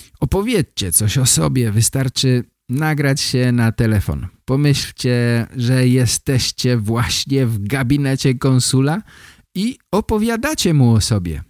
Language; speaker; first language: Polish; native; Polish